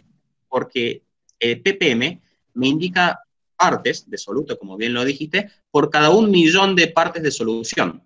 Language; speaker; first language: Spanish; native; Spanish